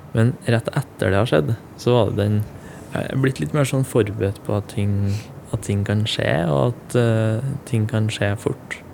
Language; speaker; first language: Norwegian; native; Norwegian